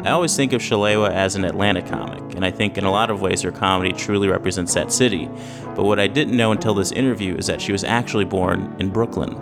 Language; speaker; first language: English; native; English